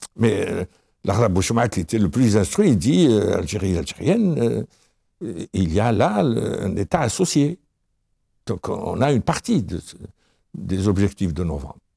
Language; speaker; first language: French; non-native, local second language; Arabic